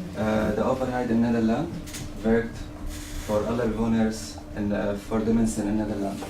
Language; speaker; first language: Dutch; non-native, learner; Arabic